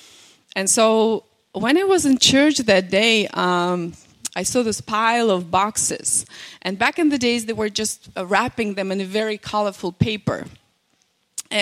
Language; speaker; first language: English; non-native, fluent; Russian